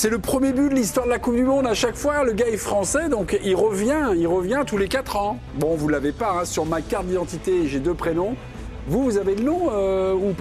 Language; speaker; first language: French; native; French